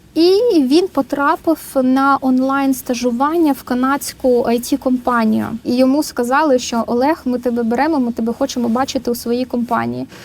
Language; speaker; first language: Ukrainian; native; Ukrainian